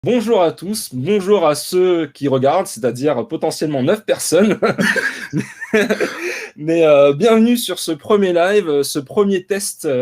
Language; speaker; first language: French; native; French